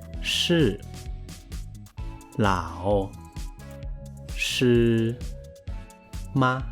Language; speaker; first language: Chinese; non-native, fluent; Thai